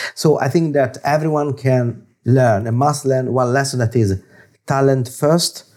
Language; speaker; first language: English; non-native, fluent; Italian